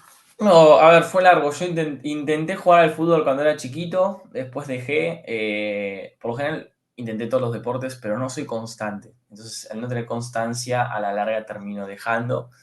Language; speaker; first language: Spanish; native; Spanish